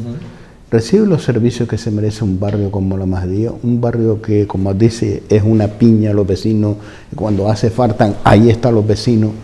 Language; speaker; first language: Spanish; native; Spanish